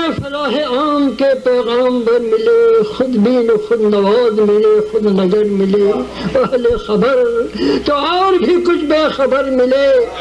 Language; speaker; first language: Urdu; native; Urdu